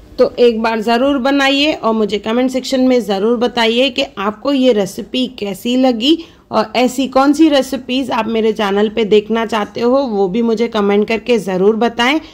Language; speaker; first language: Hindi; non-native, local second language; Sindhi